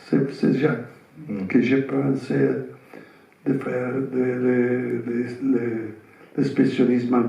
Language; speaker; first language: French; non-native, fluent; Italian